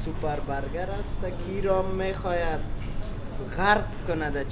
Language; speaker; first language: Persian; native; Persian